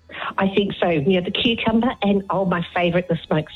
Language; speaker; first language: English; native; English